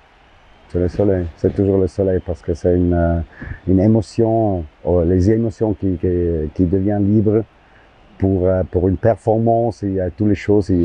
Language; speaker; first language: French; non-native, local second language; German